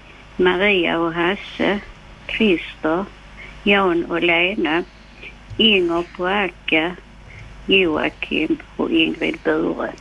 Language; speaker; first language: Swedish; native; Swedish